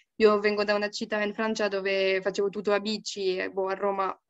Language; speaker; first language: Italian; non-native, fluent; French